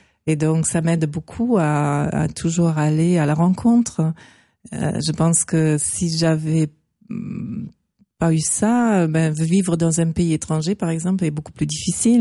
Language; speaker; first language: French; non-native, fluent; German